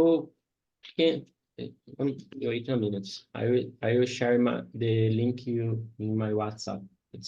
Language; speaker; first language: English; non-native, learner; Portuguese